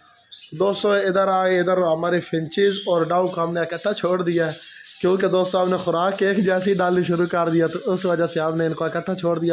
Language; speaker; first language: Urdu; non-native, local second language; Punjabi